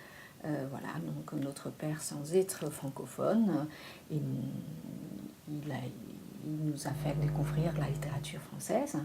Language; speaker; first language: French; non-native, fluent; Vietnamese